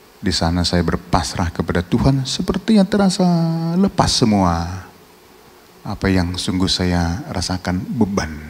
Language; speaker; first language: Indonesian; non-native, local second language; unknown